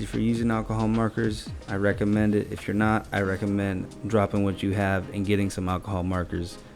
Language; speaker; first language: English; native; English